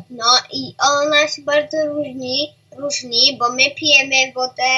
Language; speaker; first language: Polish; early bilingual, heritage; Polish